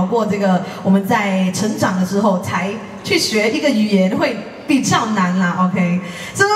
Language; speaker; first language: Chinese; non-native, local second language; Cantonese